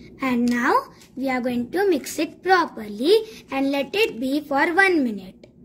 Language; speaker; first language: English; non-native, local second language; Marathi